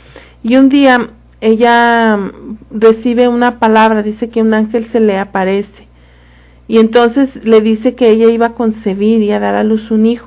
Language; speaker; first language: Spanish; native; Spanish